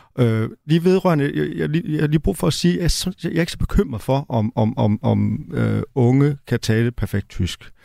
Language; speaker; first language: Danish; native; Danish